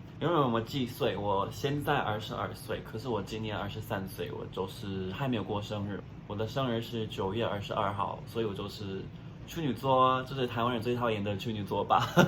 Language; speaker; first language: Chinese; non-native, fluent; English